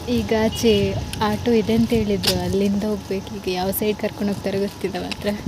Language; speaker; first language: Kannada; non-native, local second language; Tulu